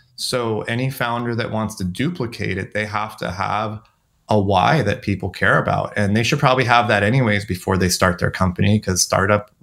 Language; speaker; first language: English; native; English